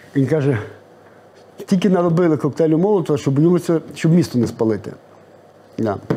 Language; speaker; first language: Ukrainian; native; Ukrainian